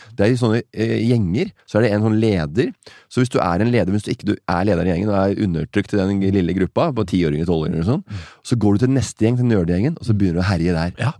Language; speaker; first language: Norwegian; native; Norwegian